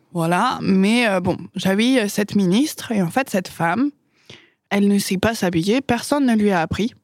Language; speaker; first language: French; non-native, fluent; English